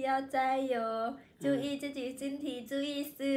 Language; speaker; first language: Chinese; non-native, learner; Lao